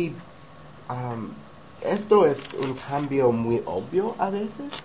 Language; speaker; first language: Spanish; non-native, learner; English